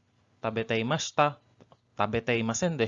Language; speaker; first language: Japanese; non-native, learner; English